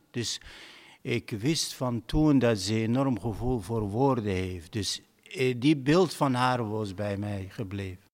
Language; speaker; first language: Dutch; non-native, fluent; Arabic